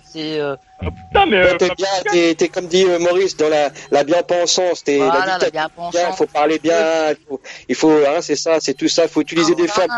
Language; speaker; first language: French; native; French